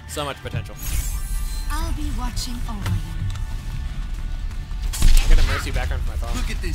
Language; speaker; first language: English; native; English